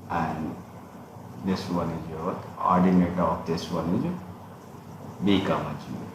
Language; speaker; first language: English; non-native, local second language; Hindi